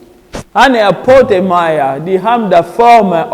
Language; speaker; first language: Danish; non-native, learner; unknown